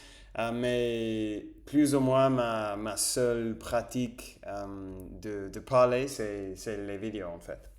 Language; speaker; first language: French; non-native, fluent; Spanish